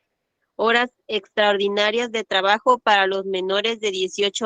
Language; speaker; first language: Spanish; native; Spanish